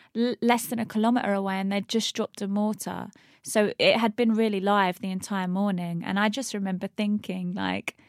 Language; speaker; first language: English; native; English